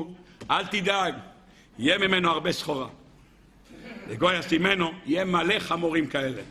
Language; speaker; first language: Hebrew; native; Hebrew